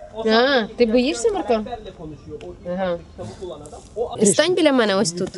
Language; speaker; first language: Ukrainian; native; Ukrainian